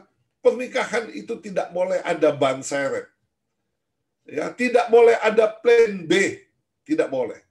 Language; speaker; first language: Indonesian; native; Indonesian